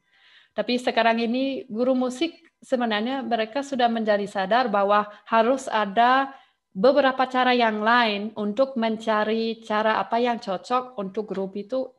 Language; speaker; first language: Indonesian; non-native, fluent; German